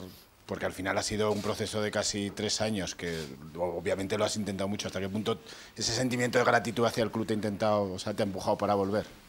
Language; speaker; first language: Spanish; native; Spanish